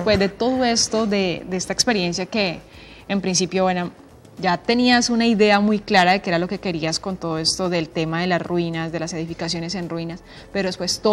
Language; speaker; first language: Spanish; native; Spanish